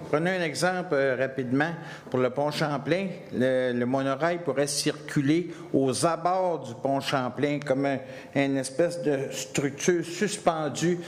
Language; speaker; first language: French; native; French